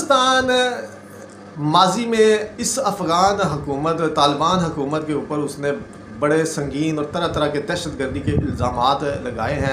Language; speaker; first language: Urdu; non-native, local second language; Punjabi